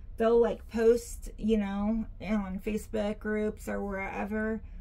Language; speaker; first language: English; native; English